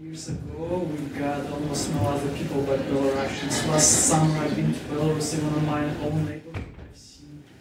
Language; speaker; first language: English; non-native, fluent; Russian